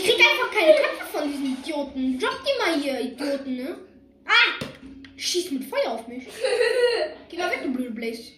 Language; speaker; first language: German; native; German